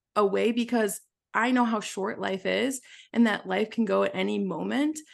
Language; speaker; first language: English; native; English